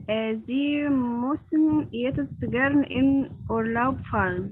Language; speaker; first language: German; non-native, learner; Arabic